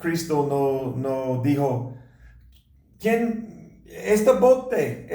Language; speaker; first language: Spanish; non-native, learner; English